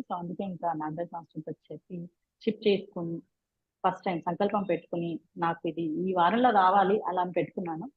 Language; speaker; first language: Telugu; native; Telugu